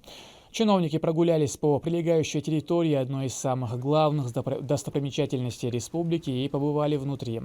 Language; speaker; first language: Russian; native; Russian